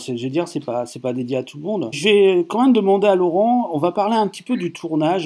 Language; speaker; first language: French; native; French